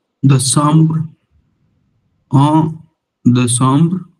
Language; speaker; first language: French; non-native, learner; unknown